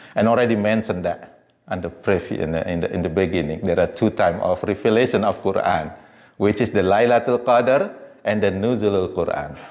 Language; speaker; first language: English; non-native, fluent; Indonesian